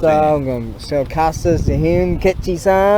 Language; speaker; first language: Japanese; non-native, learner; English